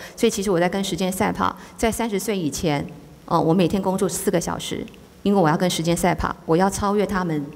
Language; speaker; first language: Chinese; native; Chinese